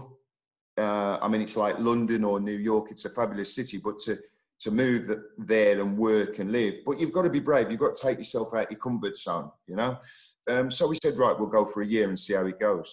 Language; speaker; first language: English; native; English